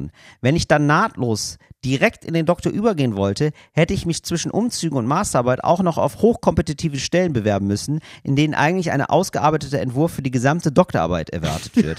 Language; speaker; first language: German; native; German